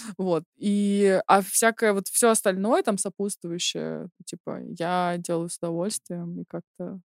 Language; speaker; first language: Russian; native; Russian